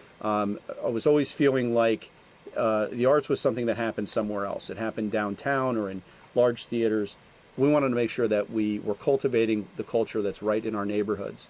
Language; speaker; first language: English; native; English